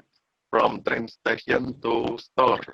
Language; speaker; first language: English; non-native, learner; Indonesian